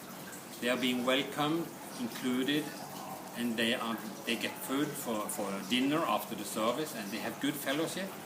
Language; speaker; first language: English; non-native, fluent; Norwegian